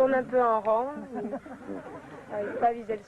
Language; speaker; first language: French; native; French